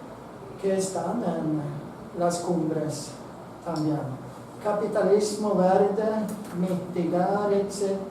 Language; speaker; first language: Spanish; non-native, fluent; Swedish